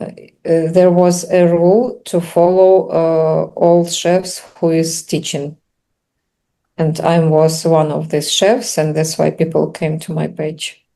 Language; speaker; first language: English; non-native, learner; Russian